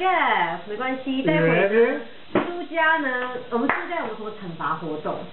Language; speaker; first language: Chinese; native; Chinese